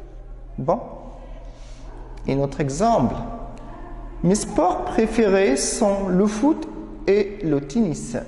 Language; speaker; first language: French; non-native, fluent; Arabic